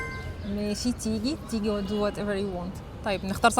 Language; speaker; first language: Arabic; native; Arabic